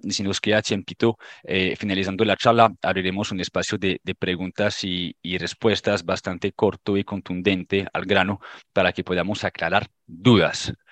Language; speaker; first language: Spanish; non-native, fluent; French